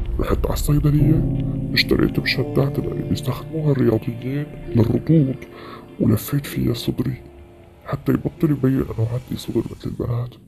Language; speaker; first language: Arabic; native; Arabic